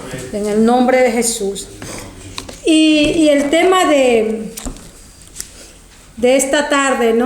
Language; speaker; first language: Spanish; native; Spanish